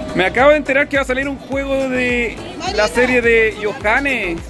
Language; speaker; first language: Spanish; native; Spanish